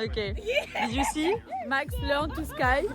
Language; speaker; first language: English; non-native, learner; French